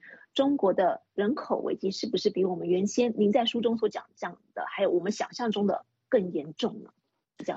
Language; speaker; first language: Chinese; native; Chinese